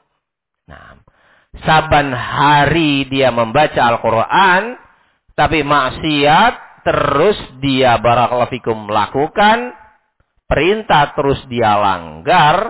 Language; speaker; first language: Indonesian; native; Indonesian